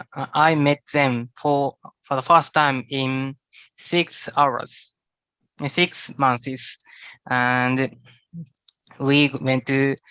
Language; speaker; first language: English; non-native, learner; Japanese